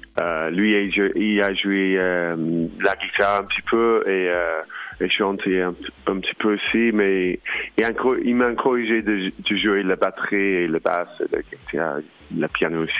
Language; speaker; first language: French; non-native, learner; English